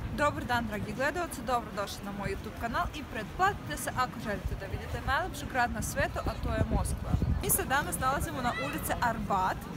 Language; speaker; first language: Bosnian; non-native, fluent; Russian